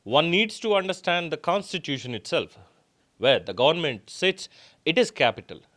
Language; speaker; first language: English; non-native, local second language; Telugu